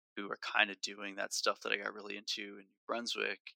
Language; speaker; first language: English; native; English